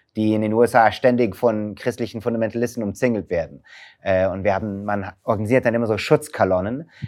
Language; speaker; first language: German; non-native, fluent; English